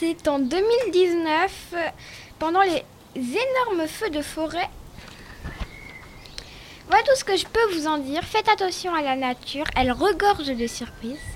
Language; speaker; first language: French; native; French